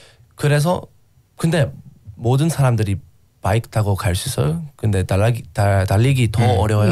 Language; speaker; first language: Korean; non-native, learner; English